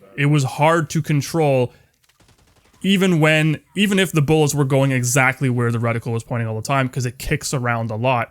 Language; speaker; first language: English; native; English